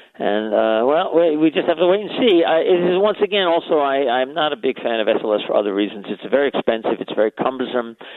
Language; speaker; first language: English; native; English